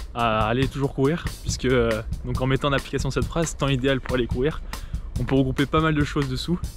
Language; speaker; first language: French; native; French